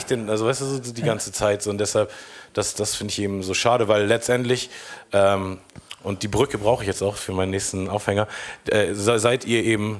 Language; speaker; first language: German; native; German